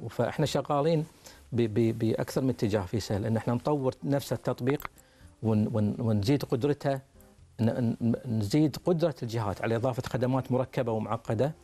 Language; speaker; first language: Arabic; native; Arabic